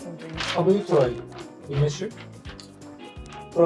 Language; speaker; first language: English; non-native, learner; Japanese